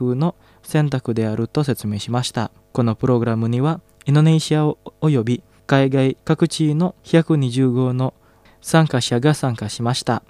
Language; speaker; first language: Japanese; non-native, fluent; Indonesian